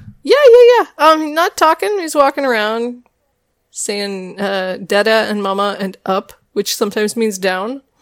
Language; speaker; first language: English; native; English